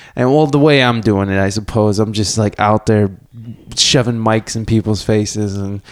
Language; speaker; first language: English; native; English